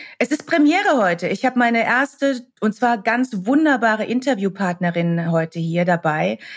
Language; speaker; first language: German; native; German